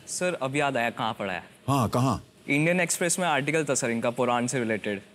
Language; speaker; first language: Hindi; native; Hindi